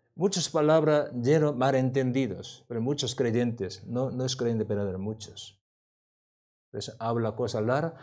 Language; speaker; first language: Spanish; non-native, learner; Korean